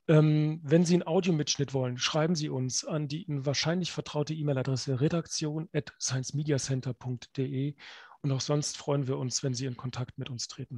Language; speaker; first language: German; native; German